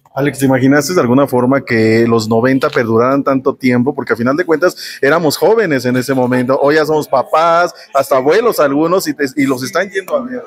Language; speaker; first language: Spanish; native; Spanish